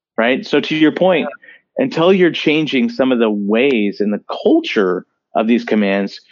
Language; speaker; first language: English; native; English